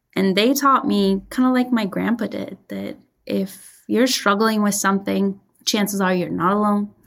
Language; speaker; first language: English; early bilingual, other home language; Persian